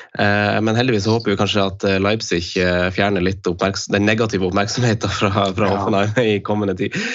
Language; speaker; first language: Norwegian; native; Norwegian